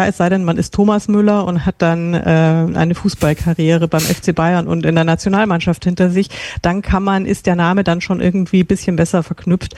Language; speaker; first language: German; native; German